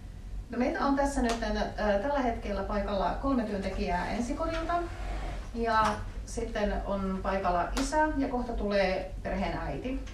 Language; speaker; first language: Finnish; native; Finnish